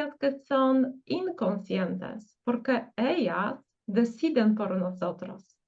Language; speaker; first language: Spanish; non-native, fluent; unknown